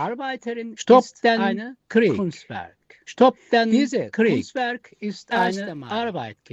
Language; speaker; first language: German; non-native, learner; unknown